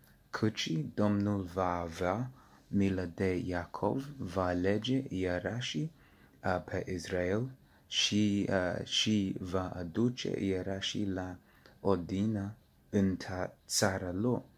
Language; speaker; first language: Romanian; non-native, learner; English